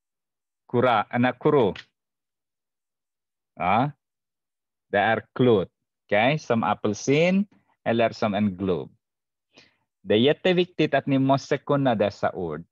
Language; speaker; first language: Swedish; non-native, fluent; Arabic